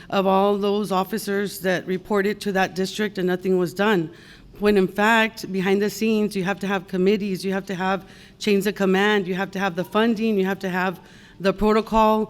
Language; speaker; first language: English; native; English